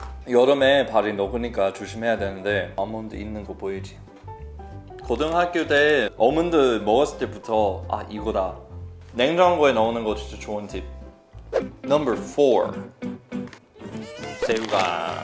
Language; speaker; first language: Korean; non-native, fluent; English